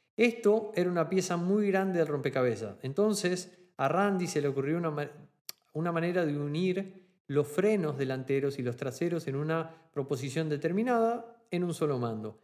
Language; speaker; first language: Spanish; native; Spanish